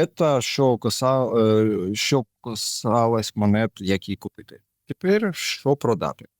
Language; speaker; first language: Ukrainian; non-native, local second language; Russian